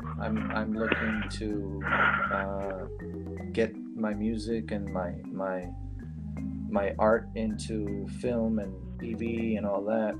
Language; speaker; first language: English; early bilingual, other home language; Spanish